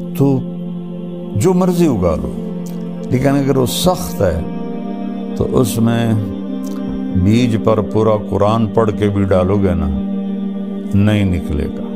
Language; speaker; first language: Urdu; non-native, local second language; Punjabi